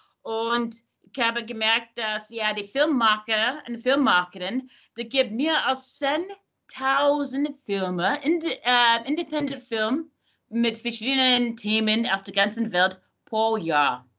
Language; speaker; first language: German; non-native, learner; English